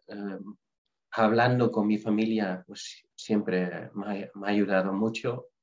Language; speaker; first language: Spanish; non-native, fluent; Dutch